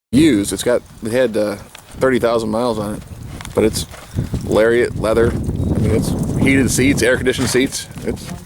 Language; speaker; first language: English; native; English